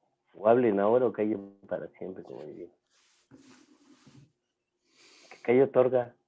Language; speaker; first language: Spanish; native; Spanish